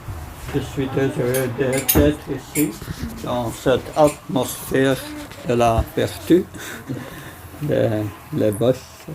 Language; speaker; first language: French; non-native, fluent; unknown